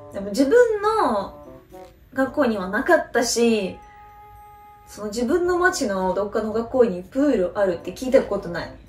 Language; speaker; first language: Japanese; non-native, fluent; Russian